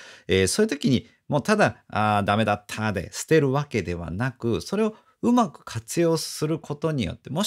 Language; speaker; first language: Japanese; native; Japanese